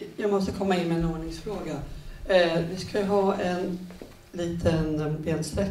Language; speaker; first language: Swedish; native; Swedish